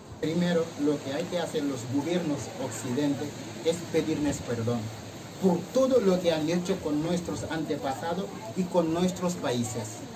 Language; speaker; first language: Spanish; non-native, fluent; Wolof